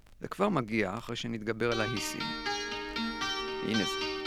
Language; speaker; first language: Hebrew; native; Hebrew